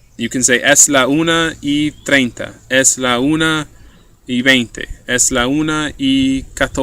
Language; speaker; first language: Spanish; non-native, fluent; English